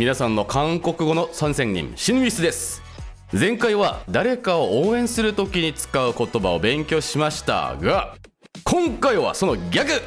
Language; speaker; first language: Japanese; non-native, fluent; Korean